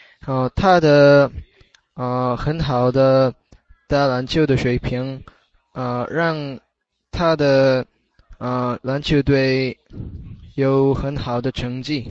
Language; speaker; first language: Chinese; non-native, learner; English